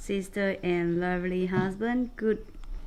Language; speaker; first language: English; non-native, learner; Thai